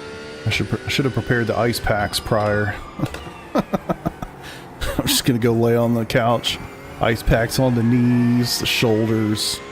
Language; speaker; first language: English; native; English